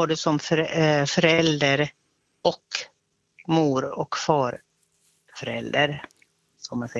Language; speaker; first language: Swedish; native; Swedish